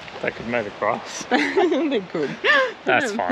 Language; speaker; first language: English; native; English